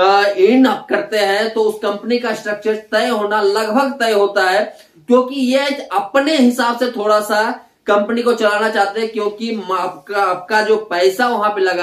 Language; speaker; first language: Hindi; native; Hindi